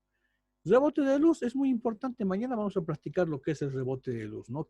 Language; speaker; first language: Spanish; native; Spanish